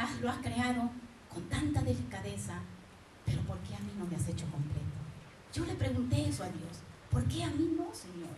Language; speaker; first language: Spanish; native; Spanish